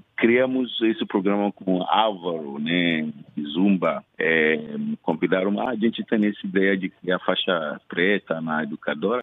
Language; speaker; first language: Portuguese; non-native, fluent; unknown